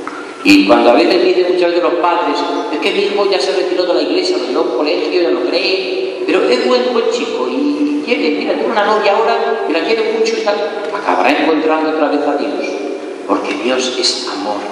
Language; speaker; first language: Spanish; native; Spanish